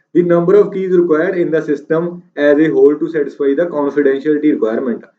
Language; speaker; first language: English; non-native, local second language; Punjabi